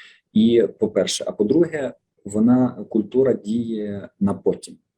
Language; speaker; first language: Ukrainian; native; Ukrainian